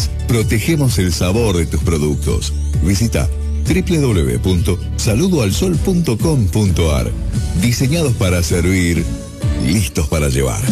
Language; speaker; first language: Spanish; native; Spanish